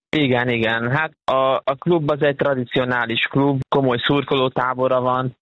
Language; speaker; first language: Hungarian; native; Hungarian